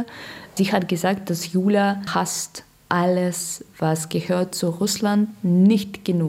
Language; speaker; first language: German; non-native, learner; Russian